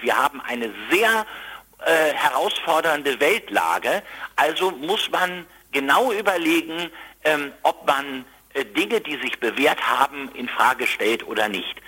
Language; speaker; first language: German; native; German